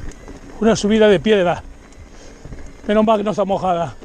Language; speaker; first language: Spanish; native; Spanish